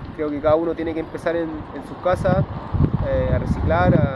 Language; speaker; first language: Spanish; native; Spanish